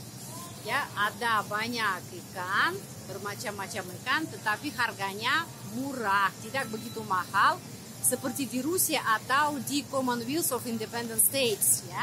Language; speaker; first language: Indonesian; non-native, fluent; Russian